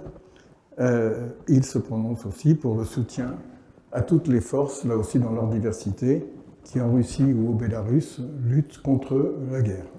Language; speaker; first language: French; native; French